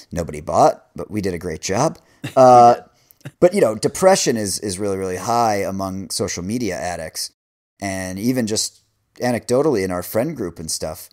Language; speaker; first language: English; native; English